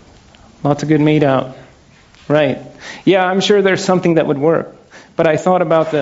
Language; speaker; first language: English; native; English